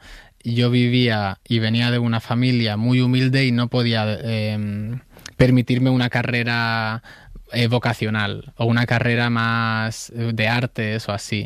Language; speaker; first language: Spanish; native; Spanish